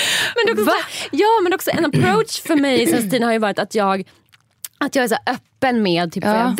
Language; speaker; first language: Swedish; native; Swedish